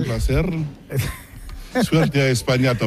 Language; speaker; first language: Spanish; non-native, fluent; Haitian Creole